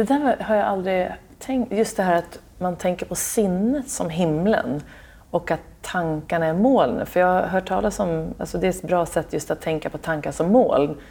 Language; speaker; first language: Swedish; native; Swedish